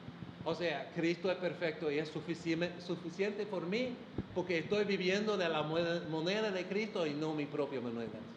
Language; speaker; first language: Spanish; non-native, fluent; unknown